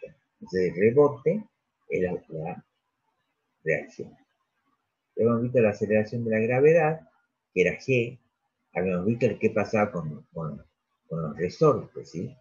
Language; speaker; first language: Spanish; native; Spanish